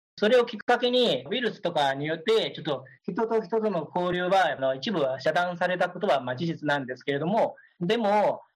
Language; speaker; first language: Japanese; non-native, fluent; Chinese